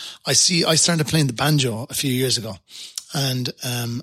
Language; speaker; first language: English; native; English